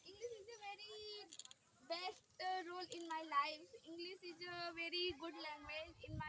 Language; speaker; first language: English; non-native, learner; Hindi